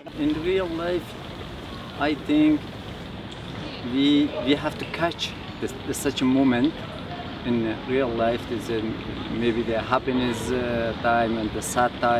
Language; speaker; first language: English; non-native, learner; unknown